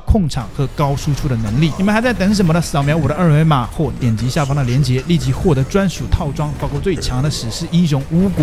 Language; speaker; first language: Chinese; native; Chinese